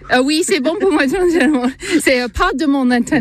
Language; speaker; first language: French; non-native, learner; English